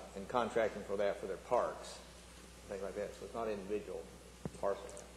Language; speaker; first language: English; native; English